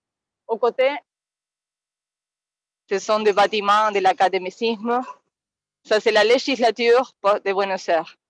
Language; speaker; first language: French; non-native, fluent; Spanish